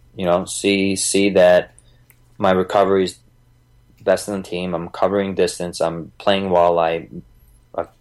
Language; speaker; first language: English; early bilingual, other home language; Bosnian